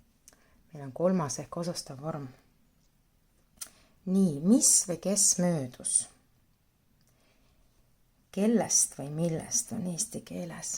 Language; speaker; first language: Estonian; non-native, local second language; Russian